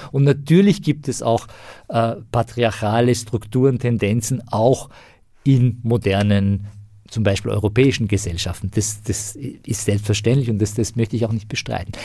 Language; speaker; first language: German; non-native, fluent; Persian